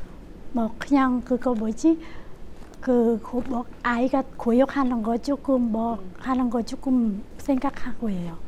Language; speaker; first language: Korean; non-native, learner; Khmer